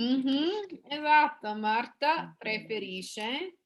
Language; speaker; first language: Italian; non-native, fluent; English